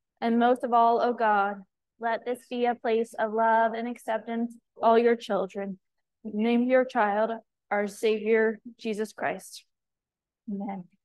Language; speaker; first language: English; native; English